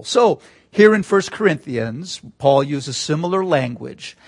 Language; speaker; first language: English; native; English